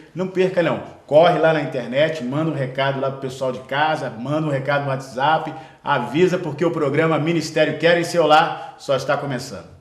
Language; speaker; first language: Portuguese; native; Portuguese